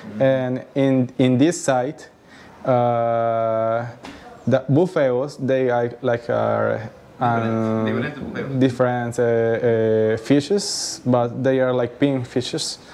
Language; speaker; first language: English; non-native, learner; Spanish